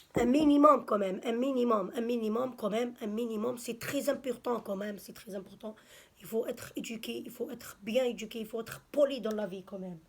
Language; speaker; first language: French; non-native, local second language; Arabic